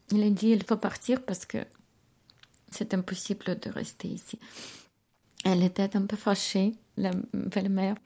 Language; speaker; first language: French; non-native, fluent; Ukrainian